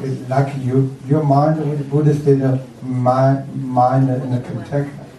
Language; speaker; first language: English; non-native, learner; Chinese